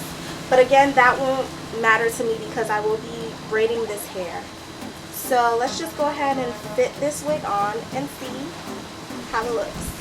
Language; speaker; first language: English; native; English